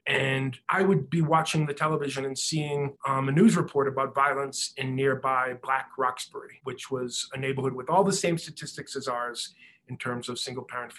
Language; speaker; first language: English; native; English